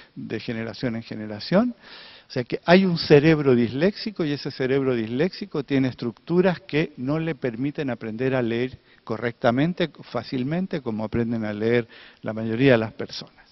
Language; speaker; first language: Spanish; native; Spanish